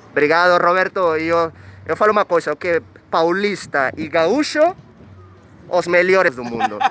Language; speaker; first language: Portuguese; non-native, fluent; Spanish